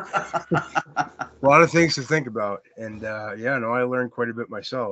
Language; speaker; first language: English; native; English